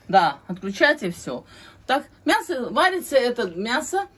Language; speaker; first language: Russian; non-native, local second language; Azerbaijani